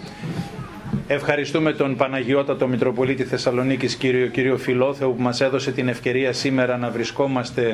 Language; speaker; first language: Greek; native; Greek